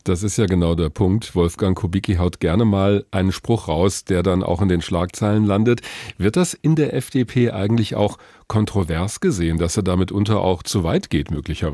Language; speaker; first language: German; native; German